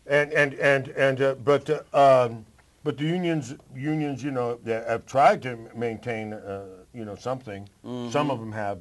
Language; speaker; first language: English; native; English